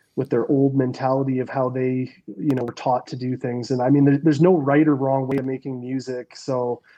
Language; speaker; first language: English; native; English